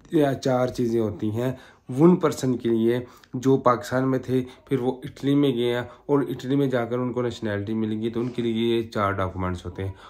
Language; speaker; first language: Urdu; non-native, local second language; Punjabi